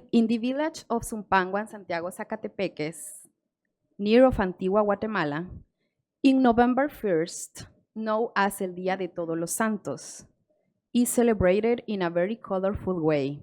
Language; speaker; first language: English; non-native, learner; Spanish